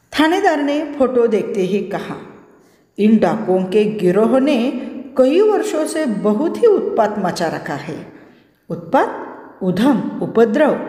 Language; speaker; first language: Hindi; non-native, local second language; Marathi